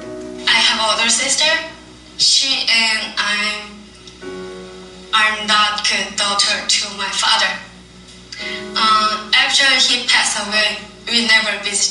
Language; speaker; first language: English; non-native, learner; Korean